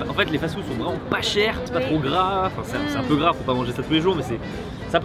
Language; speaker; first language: French; native; French